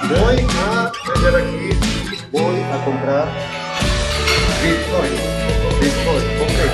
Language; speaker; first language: Spanish; non-native, fluent; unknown